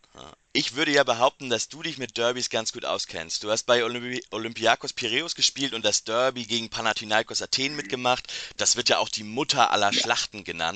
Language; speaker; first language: German; native; German